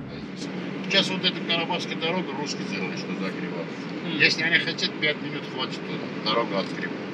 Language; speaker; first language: Russian; non-native, learner; Armenian